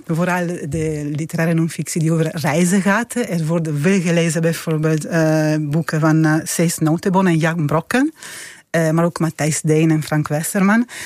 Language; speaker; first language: Dutch; non-native, fluent; Italian